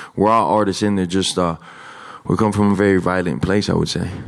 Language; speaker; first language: English; early bilingual, other home language; Spanish